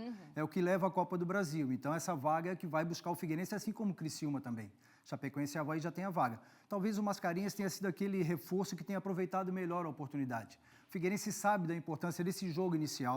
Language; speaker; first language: Portuguese; native; Portuguese